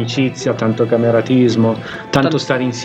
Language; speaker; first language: Italian; native; Italian